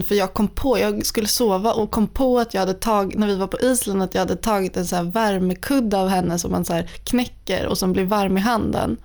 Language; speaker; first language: Swedish; native; Swedish